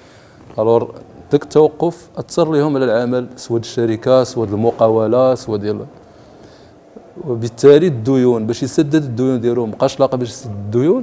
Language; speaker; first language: Arabic; native; Arabic